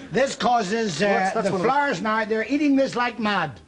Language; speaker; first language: English; native; English